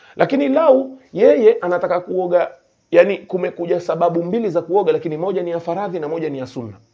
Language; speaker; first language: Swahili; native; Swahili